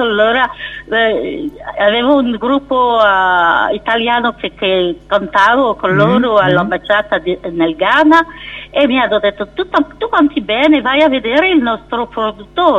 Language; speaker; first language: Italian; non-native, fluent; French